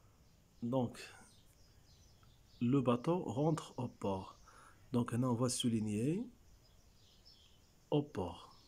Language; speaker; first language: French; non-native, local second language; Arabic